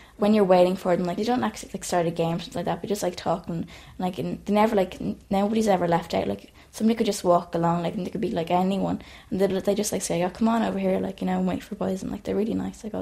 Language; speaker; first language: English; native; English